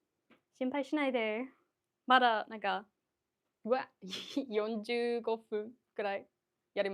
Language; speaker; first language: Japanese; non-native, fluent; English